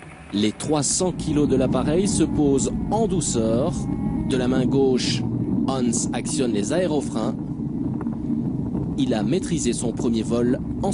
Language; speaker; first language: French; native; French